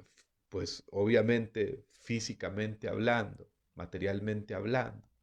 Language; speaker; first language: Spanish; native; Spanish